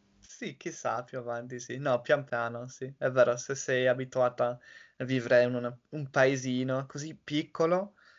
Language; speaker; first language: Italian; non-native, fluent; English